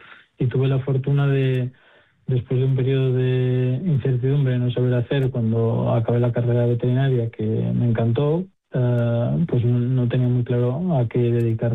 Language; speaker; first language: Spanish; native; Spanish